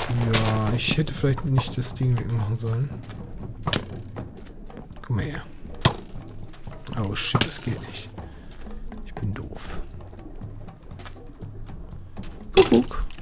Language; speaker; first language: German; native; German